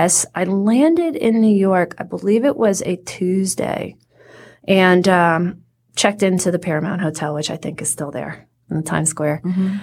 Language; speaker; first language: English; native; English